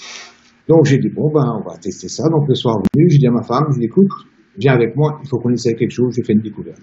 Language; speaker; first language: French; native; French